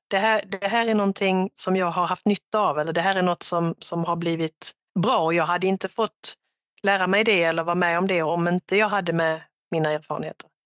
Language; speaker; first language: Swedish; native; Swedish